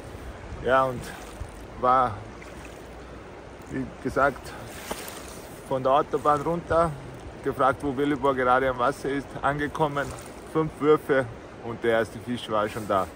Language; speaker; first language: German; native; German